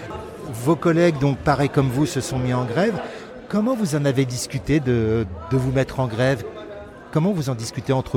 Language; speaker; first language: French; native; French